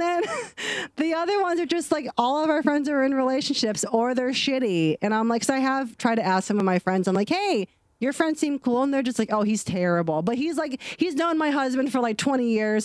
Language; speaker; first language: English; native; English